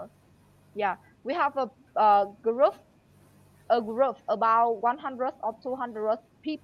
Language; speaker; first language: English; non-native, learner; Vietnamese